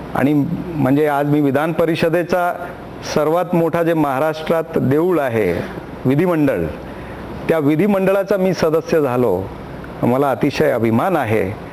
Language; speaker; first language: Marathi; non-native, local second language; Punjabi